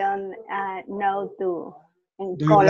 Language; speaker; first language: English; non-native, learner; Spanish